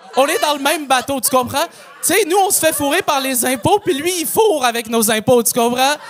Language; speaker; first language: French; native; French